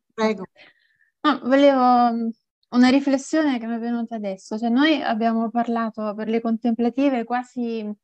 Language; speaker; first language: Italian; native; Italian